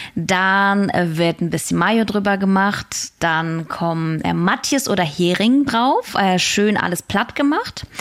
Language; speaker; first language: German; early bilingual, other home language; Russian